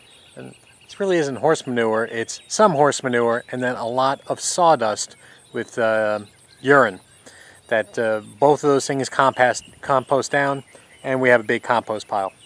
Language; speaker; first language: English; native; English